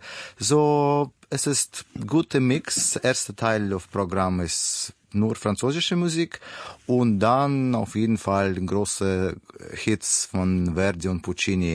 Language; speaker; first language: German; non-native, learner; Russian